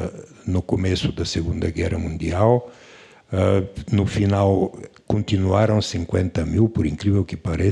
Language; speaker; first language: Portuguese; non-native, fluent; Bulgarian